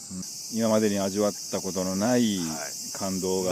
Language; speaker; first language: Japanese; native; Japanese